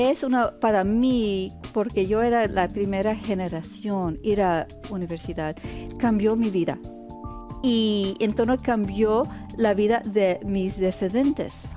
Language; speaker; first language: Spanish; early bilingual, heritage; Spanish